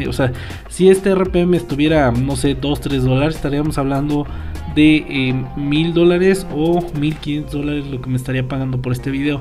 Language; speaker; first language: Spanish; native; Spanish